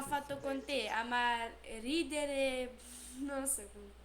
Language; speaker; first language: Italian; non-native, learner; Romanian